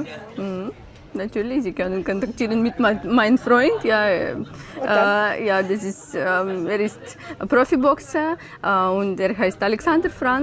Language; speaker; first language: German; non-native, learner; Ukrainian